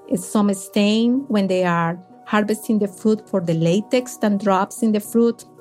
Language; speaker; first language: English; non-native, fluent; Spanish